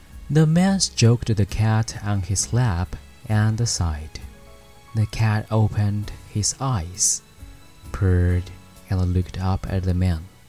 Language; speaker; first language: English; non-native, fluent; Chinese